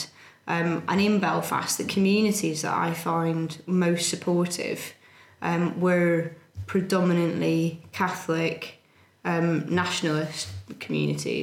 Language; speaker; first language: English; native; English